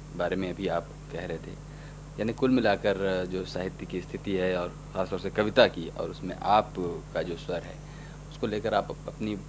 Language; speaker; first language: Hindi; native; Hindi